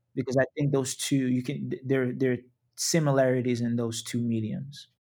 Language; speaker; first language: English; non-native, local second language; Yoruba